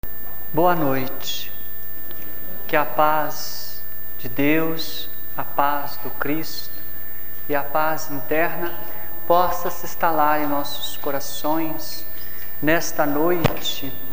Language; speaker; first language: Portuguese; native; Portuguese